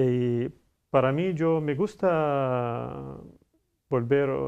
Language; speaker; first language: Spanish; non-native, fluent; Arabic